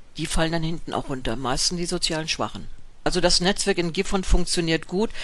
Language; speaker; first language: German; native; German